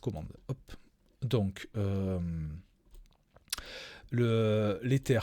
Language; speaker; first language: French; native; French